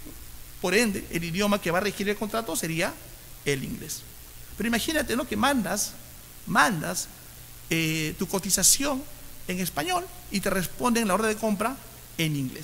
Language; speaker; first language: Spanish; native; Spanish